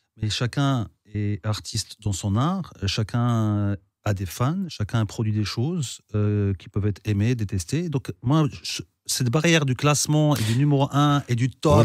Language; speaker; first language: French; non-native, local second language; Arabic